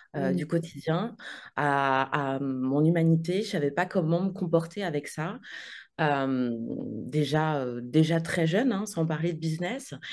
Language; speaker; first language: French; native; French